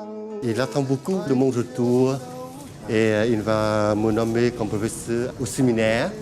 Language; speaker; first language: French; non-native, fluent; Vietnamese